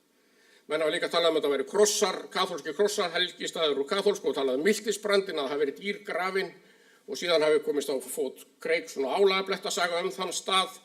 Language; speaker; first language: Icelandic; native; Icelandic